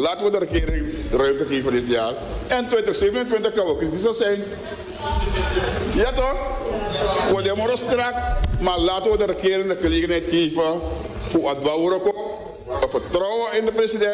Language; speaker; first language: Dutch; non-native, local second language; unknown